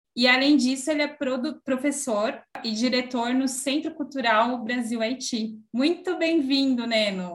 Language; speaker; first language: Portuguese; native; Portuguese